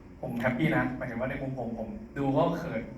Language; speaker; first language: Thai; native; Thai